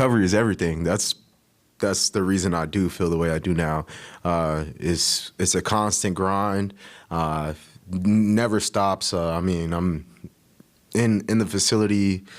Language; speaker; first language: English; native; English